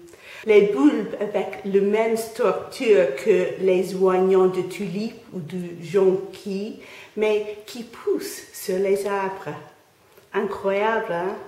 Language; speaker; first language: French; non-native, fluent; English